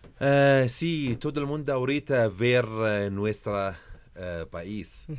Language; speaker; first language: Spanish; non-native, learner; Arabic